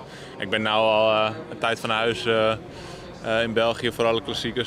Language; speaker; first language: Dutch; native; Dutch